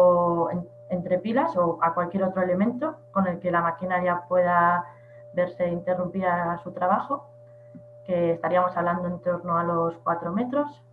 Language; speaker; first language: Spanish; native; Spanish